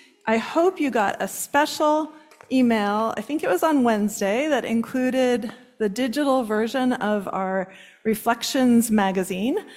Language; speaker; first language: English; native; English